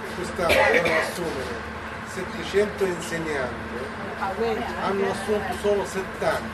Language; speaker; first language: Italian; non-native, fluent; Arabic